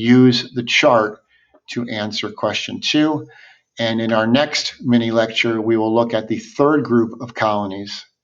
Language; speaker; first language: English; native; English